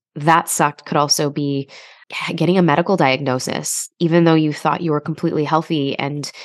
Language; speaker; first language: English; native; English